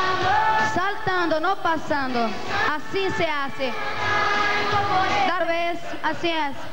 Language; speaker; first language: Spanish; non-native, fluent; Portuguese